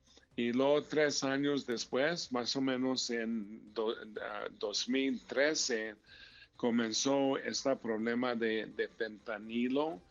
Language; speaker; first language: Spanish; early bilingual, heritage; Spanish